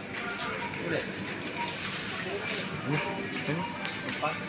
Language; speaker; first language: Indonesian; non-native, learner; Bangla